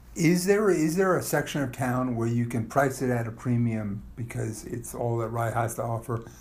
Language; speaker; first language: English; native; English